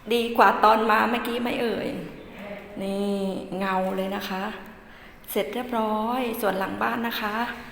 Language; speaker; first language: Thai; native; Thai